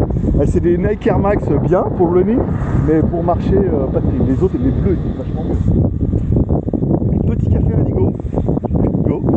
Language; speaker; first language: French; native; French